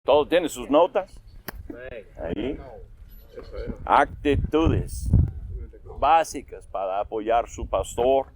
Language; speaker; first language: Spanish; non-native, learner; English